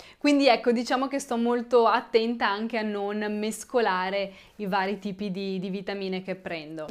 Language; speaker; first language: Italian; native; Italian